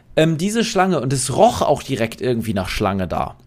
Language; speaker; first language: German; non-native, fluent; Polish